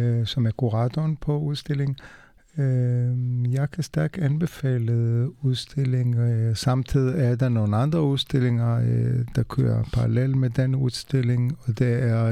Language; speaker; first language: Danish; non-native, fluent; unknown